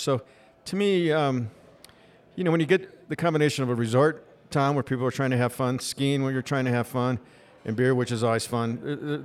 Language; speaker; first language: English; native; English